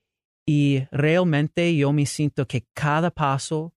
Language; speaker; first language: Spanish; non-native, learner; English